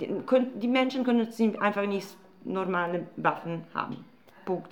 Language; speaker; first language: German; non-native, fluent; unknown